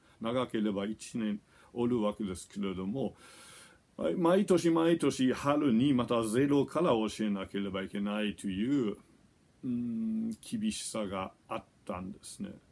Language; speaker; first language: Japanese; non-native, fluent; German